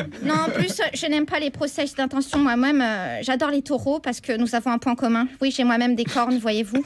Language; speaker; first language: French; native; French